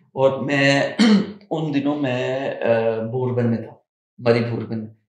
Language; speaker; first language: Urdu; non-native, local second language; Punjabi